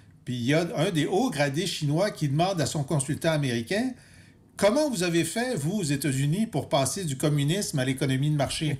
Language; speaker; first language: French; native; French